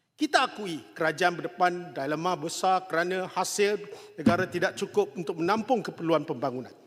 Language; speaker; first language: Malay; non-native, local second language; Chinese